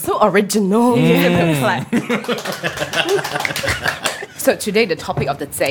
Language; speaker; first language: English; non-native, local second language; Chinese